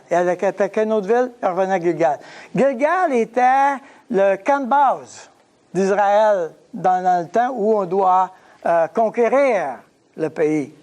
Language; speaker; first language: French; native; French